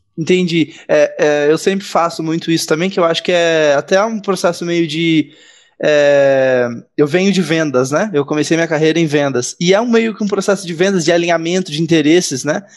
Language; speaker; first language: Portuguese; native; Portuguese